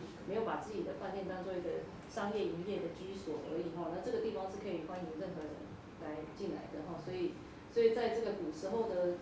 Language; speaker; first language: Chinese; native; Chinese